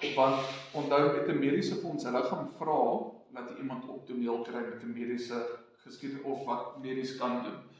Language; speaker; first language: Afrikaans; non-native, local second language; English